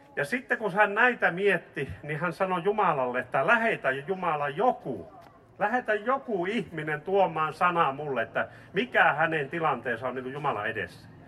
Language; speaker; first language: Finnish; native; Finnish